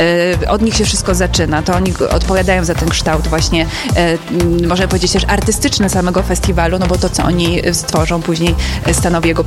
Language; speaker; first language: Polish; native; Polish